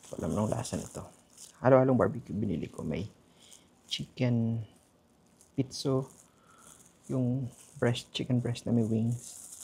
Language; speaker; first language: Filipino; non-native, local second language; Cebuano